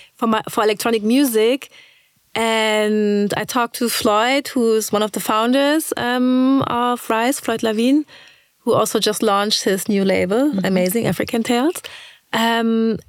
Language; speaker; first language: English; early bilingual, other home language; German